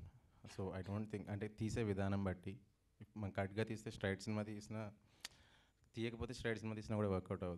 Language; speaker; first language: Telugu; native; Telugu